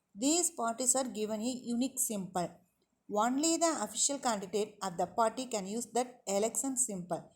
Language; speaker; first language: English; non-native, local second language; Tamil